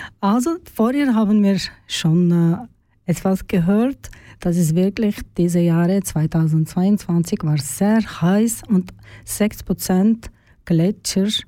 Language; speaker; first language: German; non-native, learner; Turkish